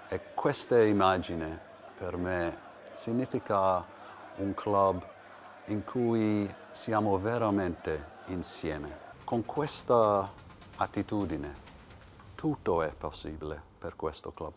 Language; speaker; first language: Italian; non-native, learner; English